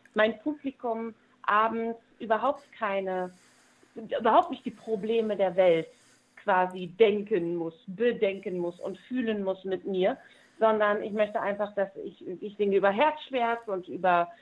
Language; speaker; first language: German; native; German